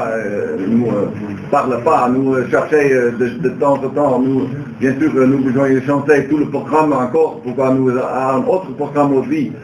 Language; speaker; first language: French; non-native, learner; Dutch